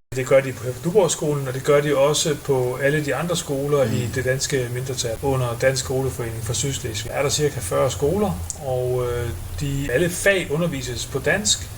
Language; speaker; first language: Danish; native; Danish